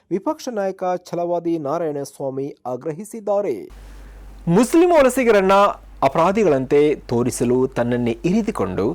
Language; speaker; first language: Kannada; native; Kannada